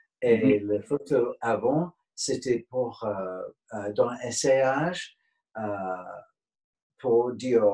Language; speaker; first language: French; non-native, fluent; English